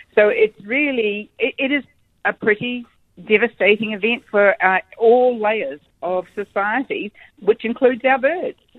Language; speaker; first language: English; native; English